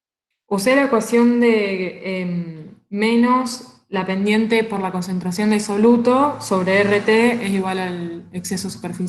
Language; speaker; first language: Spanish; native; Spanish